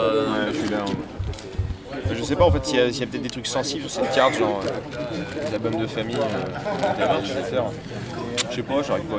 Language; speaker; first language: French; native; French